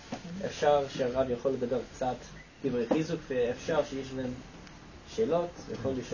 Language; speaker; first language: Hebrew; non-native, fluent; English